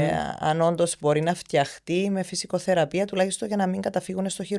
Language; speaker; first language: Greek; native; Greek